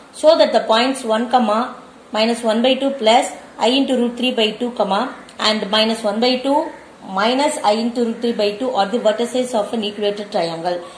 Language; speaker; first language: English; non-native, local second language; Tamil